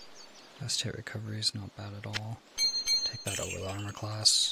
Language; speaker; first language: English; native; English